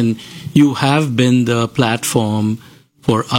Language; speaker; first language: English; non-native, local second language; Gujarati